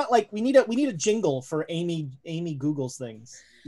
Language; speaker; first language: English; native; English